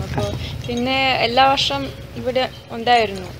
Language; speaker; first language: Malayalam; early bilingual, heritage; Malayalam